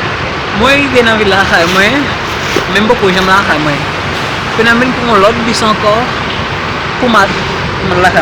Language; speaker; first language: French; non-native, learner; Haitian Creole